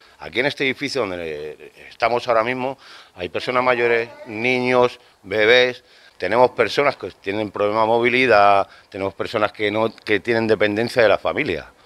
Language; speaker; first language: Spanish; native; Spanish